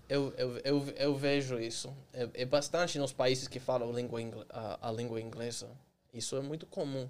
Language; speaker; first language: Portuguese; non-native, fluent; English